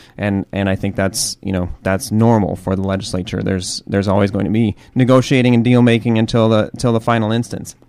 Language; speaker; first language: English; native; English